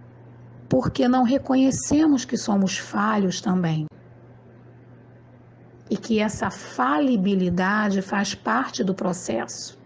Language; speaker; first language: Portuguese; native; Portuguese